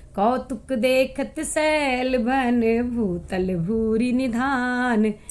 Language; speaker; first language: Hindi; native; Hindi